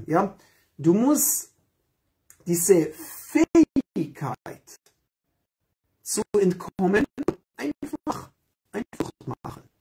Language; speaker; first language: German; non-native, fluent; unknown